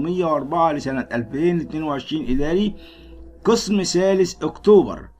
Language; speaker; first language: Arabic; native; Arabic